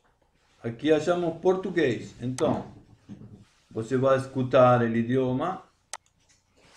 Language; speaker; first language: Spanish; non-native, learner; Portuguese